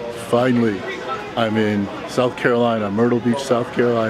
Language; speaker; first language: English; native; English